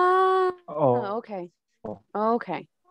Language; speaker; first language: Korean; non-native, learner; English